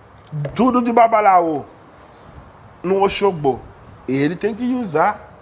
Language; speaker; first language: Portuguese; non-native, learner; Yoruba